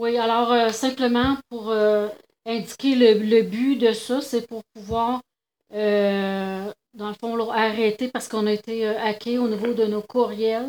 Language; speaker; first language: French; native; French